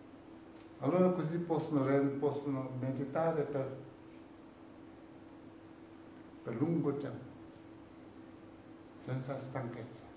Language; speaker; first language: Italian; non-native, learner; Tibetan